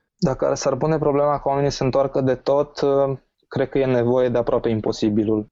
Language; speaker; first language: Romanian; native; Romanian